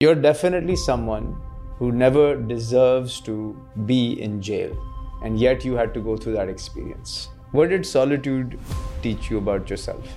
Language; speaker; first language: English; non-native, local second language; Urdu